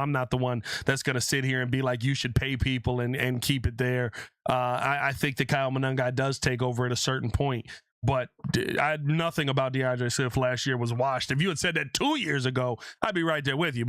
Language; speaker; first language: English; native; English